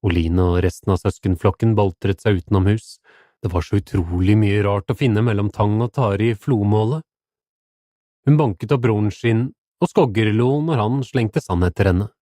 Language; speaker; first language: Norwegian; native; Norwegian